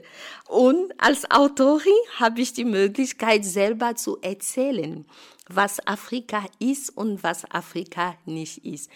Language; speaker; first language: German; non-native, fluent; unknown